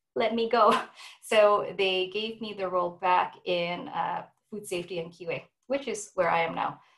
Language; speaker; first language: English; non-native, fluent; Indonesian